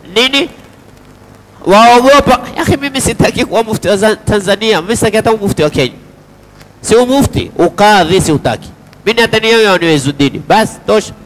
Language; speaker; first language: Swahili; native; Swahili